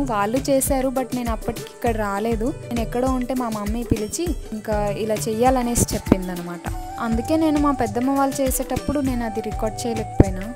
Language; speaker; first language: Telugu; non-native, local second language; Lambadi